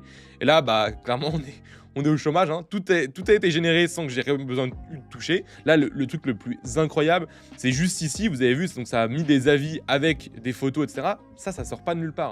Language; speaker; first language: French; native; French